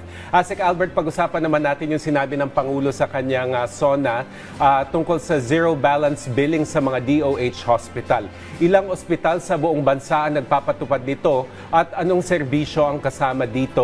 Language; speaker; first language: Filipino; native; Filipino